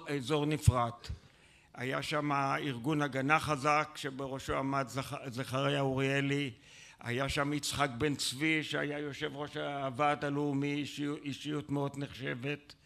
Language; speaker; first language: Hebrew; native; Hebrew